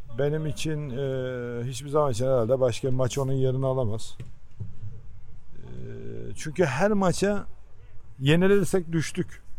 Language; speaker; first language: Turkish; early bilingual, heritage; Turkish